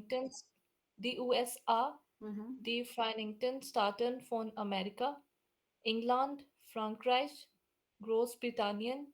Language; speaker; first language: German; non-native, learner; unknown